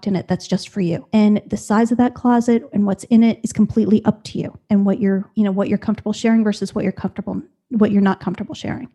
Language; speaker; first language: English; native; English